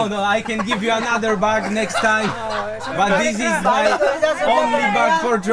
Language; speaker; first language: English; non-native, learner; Polish